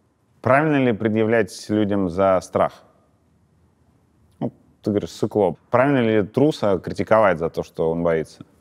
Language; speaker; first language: Russian; native; Russian